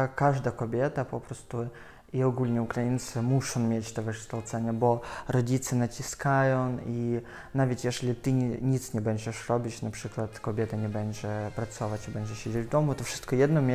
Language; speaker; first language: Polish; non-native, fluent; Russian